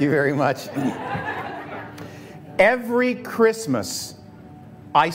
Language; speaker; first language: English; native; English